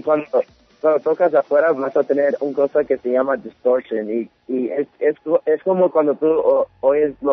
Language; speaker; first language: Spanish; early bilingual, heritage; English